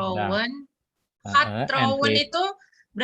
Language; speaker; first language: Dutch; non-native, learner; Indonesian